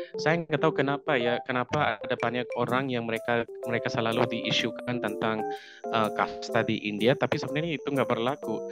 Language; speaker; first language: Indonesian; non-native, fluent; Hindi